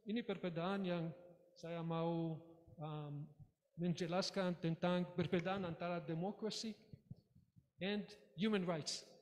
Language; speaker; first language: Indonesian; non-native, learner; English